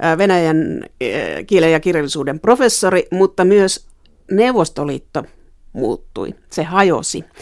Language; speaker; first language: Finnish; native; Finnish